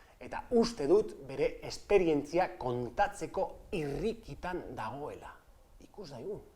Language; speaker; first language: Basque; native; Basque